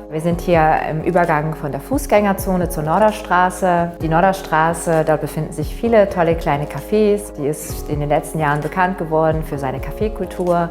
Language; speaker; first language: German; native; German